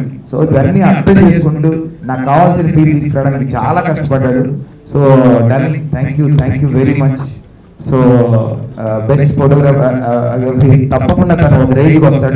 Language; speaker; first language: Telugu; native; Telugu